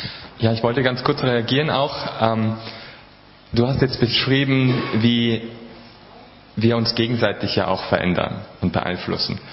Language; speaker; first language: German; native; German